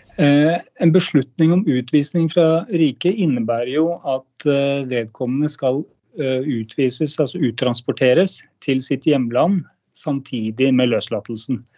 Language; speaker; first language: Norwegian; native; Norwegian